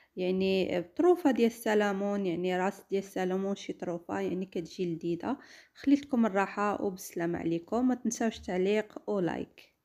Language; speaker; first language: Arabic; native; Arabic